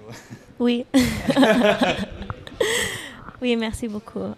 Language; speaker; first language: French; non-native, fluent; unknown